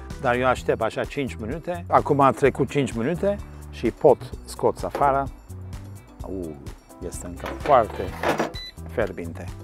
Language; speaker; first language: Romanian; non-native, learner; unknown